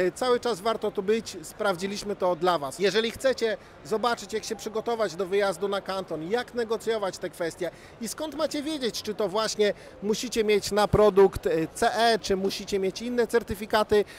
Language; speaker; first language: Polish; native; Polish